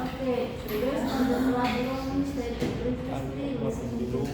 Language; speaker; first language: English; non-native, fluent; Indonesian